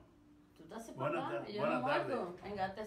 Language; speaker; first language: Spanish; native; Spanish